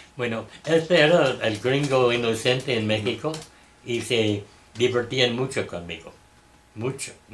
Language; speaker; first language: Spanish; non-native, fluent; English